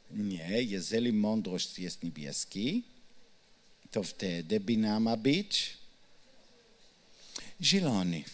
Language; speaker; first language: Polish; non-native, learner; Hebrew